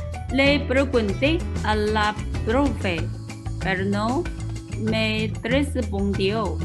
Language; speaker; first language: Spanish; non-native, learner; Chinese